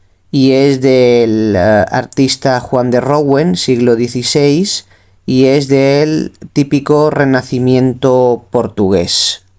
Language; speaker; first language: Spanish; native; Spanish